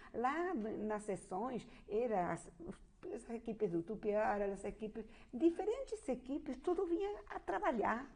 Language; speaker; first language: Portuguese; non-native, fluent; Spanish